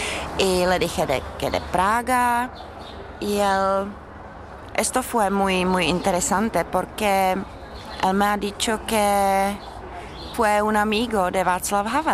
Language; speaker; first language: Spanish; non-native, learner; Czech